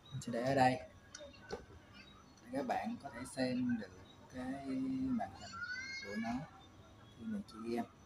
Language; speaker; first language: Vietnamese; native; Vietnamese